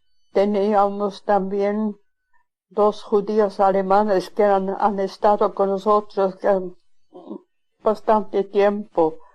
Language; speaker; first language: Spanish; non-native, fluent; Swiss German